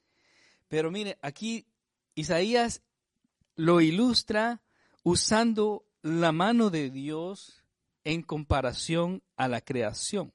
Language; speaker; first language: Spanish; native; Spanish